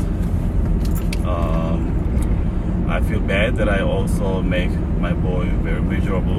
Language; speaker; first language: English; non-native, fluent; Korean